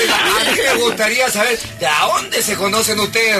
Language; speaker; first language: Spanish; native; Spanish